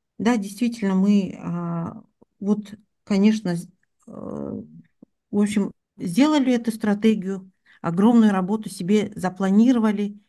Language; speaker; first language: Russian; non-native, local second language; Tuvinian